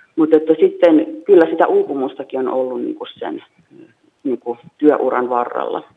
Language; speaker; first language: Finnish; native; Finnish